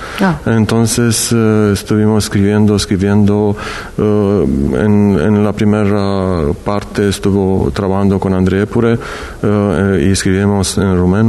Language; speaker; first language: Spanish; non-native, learner; Romanian